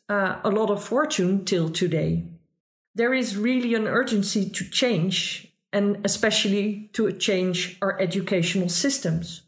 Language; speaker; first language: English; non-native, fluent; Dutch